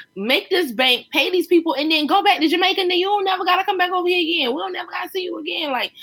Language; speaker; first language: English; native; English